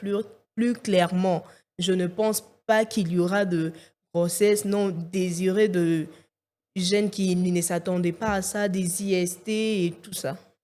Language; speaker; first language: French; non-native, local second language; Lingala